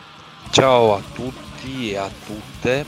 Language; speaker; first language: Italian; native; Italian